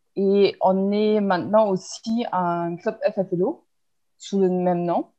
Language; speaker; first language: French; non-native, fluent; German